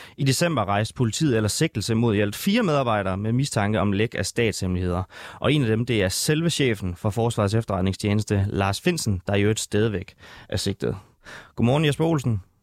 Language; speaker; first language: Danish; native; Danish